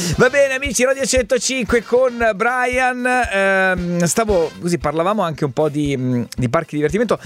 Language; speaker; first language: Italian; native; Italian